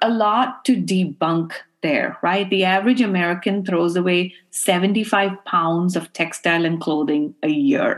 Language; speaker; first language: English; non-native, local second language; Urdu